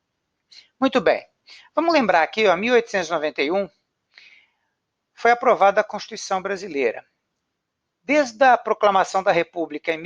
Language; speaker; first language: Portuguese; native; Portuguese